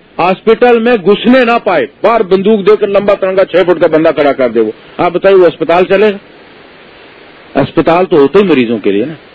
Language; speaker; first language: Urdu; native; Urdu